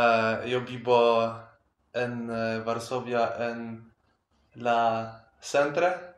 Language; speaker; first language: Spanish; non-native, learner; Polish